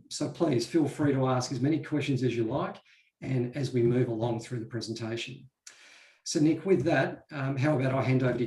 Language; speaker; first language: English; native; English